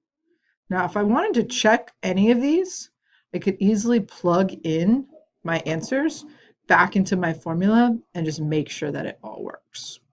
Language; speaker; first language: English; native; English